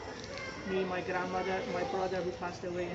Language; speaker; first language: English; non-native, fluent; Persian